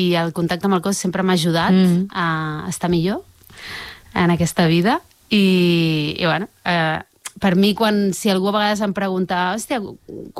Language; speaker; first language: Catalan; native; Catalan